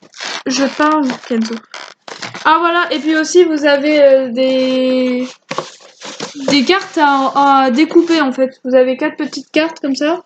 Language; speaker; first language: French; native; French